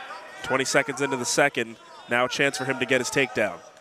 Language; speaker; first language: English; native; English